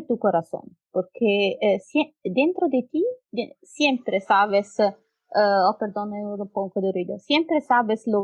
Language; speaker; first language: Spanish; non-native, fluent; Italian